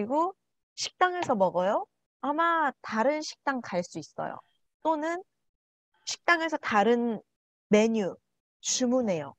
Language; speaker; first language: Korean; non-native, learner; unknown